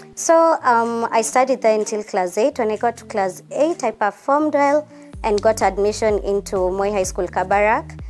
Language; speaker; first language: English; non-native, local second language; Kikuyu